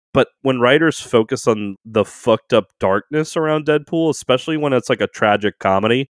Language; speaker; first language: English; native; English